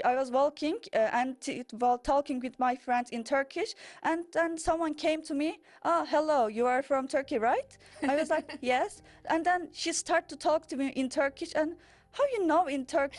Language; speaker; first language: English; non-native, learner; Turkish